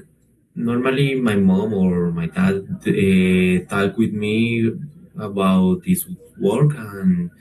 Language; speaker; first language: English; non-native, learner; Spanish